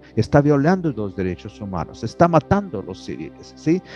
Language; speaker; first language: Spanish; non-native, fluent; Russian